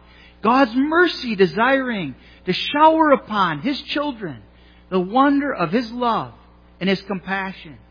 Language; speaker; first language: English; native; English